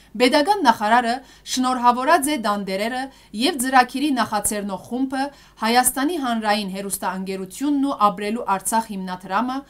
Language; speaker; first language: Armenian; early bilingual, heritage; Armenian